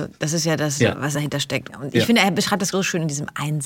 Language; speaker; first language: German; native; German